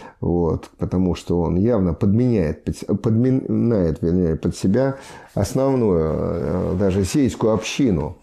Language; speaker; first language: Russian; native; Russian